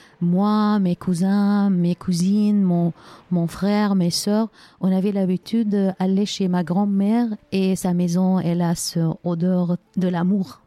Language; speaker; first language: French; non-native, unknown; Arabic